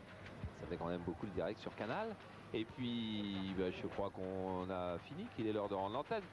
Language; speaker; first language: French; native; French